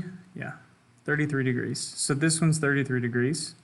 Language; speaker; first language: English; native; English